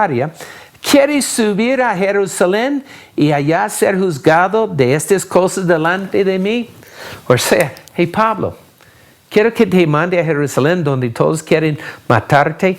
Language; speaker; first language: Spanish; non-native, fluent; English